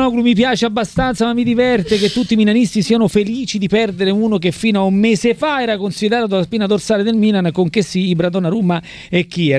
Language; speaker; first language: Italian; native; Italian